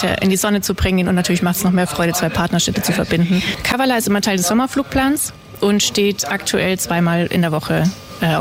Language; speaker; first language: German; native; German